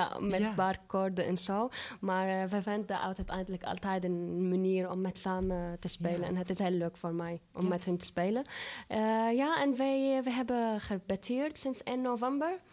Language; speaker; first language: Dutch; non-native, fluent; Arabic